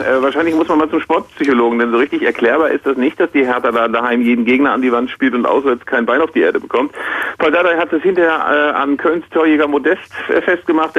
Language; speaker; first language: German; native; German